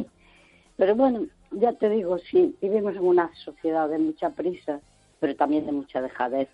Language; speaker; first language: Spanish; native; Spanish